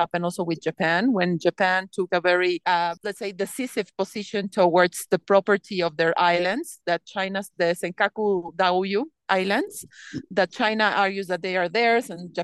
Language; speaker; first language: English; non-native, fluent; Spanish